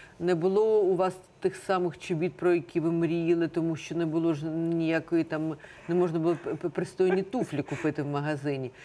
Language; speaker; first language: Ukrainian; native; Ukrainian